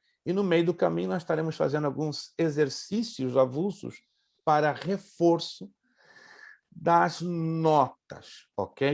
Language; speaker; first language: Portuguese; native; Portuguese